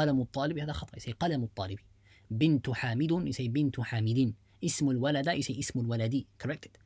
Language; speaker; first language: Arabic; non-native, fluent; English